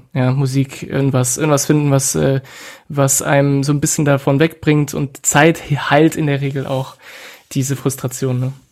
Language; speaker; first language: German; non-native, fluent; French